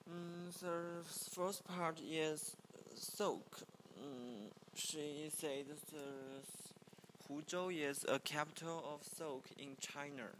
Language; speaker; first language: English; non-native, learner; Chinese